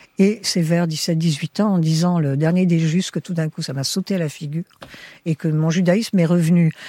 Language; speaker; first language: French; early bilingual, heritage; French